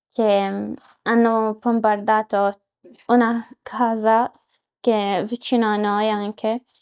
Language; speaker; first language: Italian; non-native, learner; Arabic